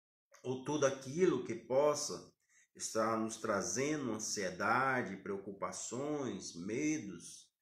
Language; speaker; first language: Portuguese; native; Portuguese